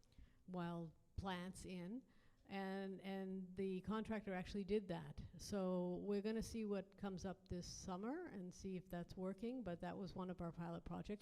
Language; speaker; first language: English; native; English